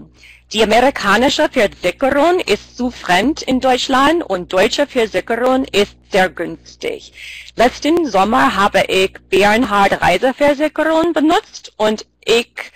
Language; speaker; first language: German; non-native, fluent; English